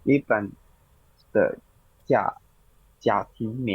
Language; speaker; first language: Chinese; non-native, learner; Indonesian